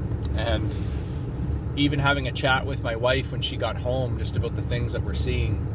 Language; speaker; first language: English; native; English